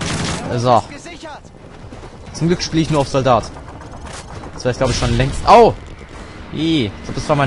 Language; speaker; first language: German; native; German